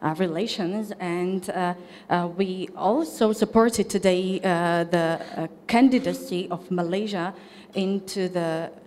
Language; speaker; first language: English; non-native, fluent; Slovak